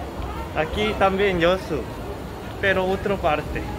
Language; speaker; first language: Spanish; non-native, learner; Korean